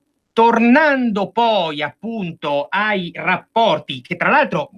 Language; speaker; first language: Italian; native; Italian